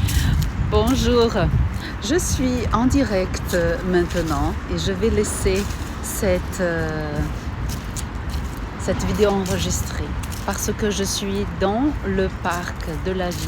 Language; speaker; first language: French; non-native, fluent; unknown